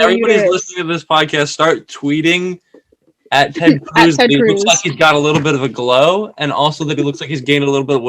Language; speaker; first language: English; native; English